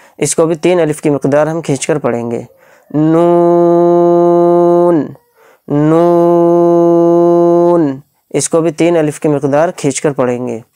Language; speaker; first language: Urdu; native; Urdu